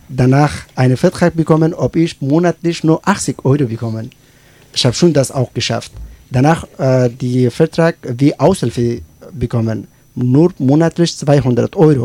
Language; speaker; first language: German; non-native, learner; Persian